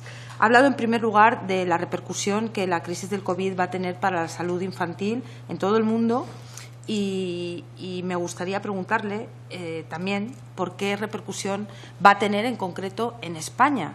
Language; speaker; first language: Spanish; native; Spanish